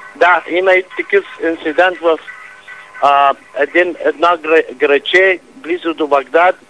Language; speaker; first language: Bulgarian; non-native, fluent; Arabic